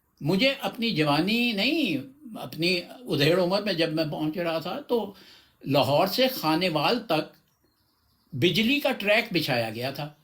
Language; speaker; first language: Urdu; non-native, local second language; Punjabi